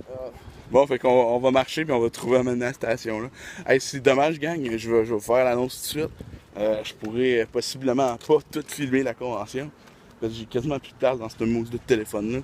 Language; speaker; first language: French; native; French